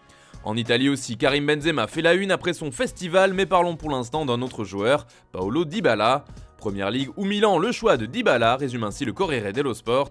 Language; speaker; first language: French; native; French